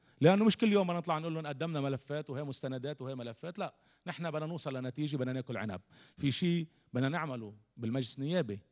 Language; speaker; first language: Arabic; native; Arabic